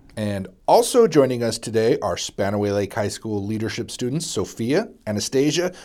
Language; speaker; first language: English; non-native, fluent; Romanian